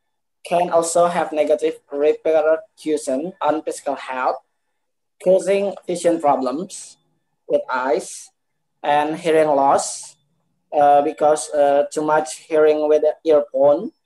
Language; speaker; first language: English; non-native, learner; Indonesian